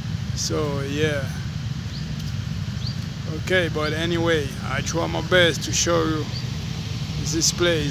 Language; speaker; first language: English; non-native, fluent; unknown